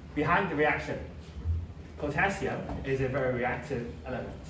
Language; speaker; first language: English; non-native, local second language; Chinese